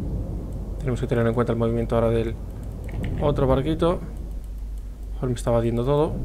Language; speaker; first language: Spanish; native; Spanish